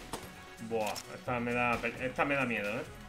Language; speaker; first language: Spanish; native; Spanish